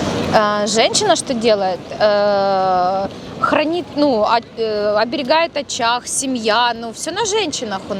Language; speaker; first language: Russian; non-native, local second language; Ukrainian